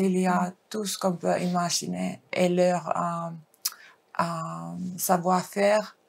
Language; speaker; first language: French; non-native, fluent; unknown